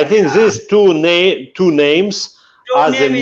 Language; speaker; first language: English; non-native, fluent; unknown